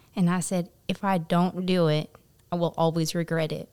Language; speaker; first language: English; native; English